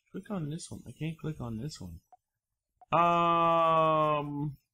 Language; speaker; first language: English; native; English